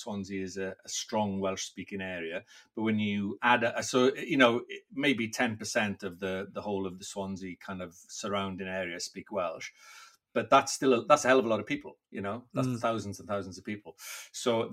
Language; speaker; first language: English; non-native, local second language; Welsh